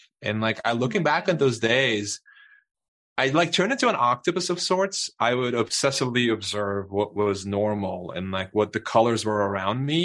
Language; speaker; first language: English; non-native, fluent; Turkish